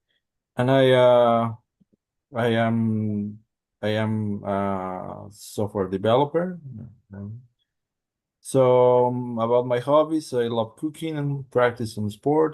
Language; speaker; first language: English; non-native, learner; Spanish